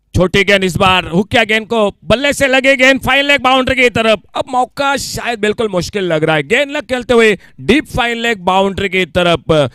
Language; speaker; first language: Hindi; non-native, local second language; Marathi